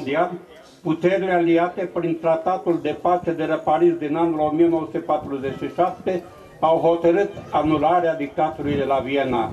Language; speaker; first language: Romanian; native; Romanian